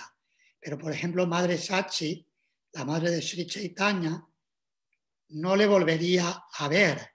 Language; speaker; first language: Spanish; native; Spanish